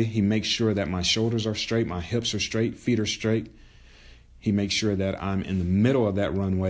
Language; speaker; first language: English; native; English